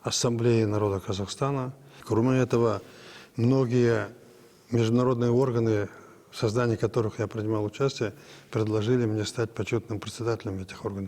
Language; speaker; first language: Russian; non-native, local second language; Kazakh